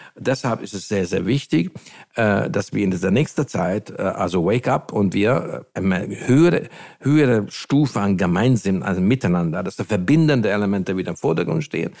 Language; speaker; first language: German; non-native, fluent; Hungarian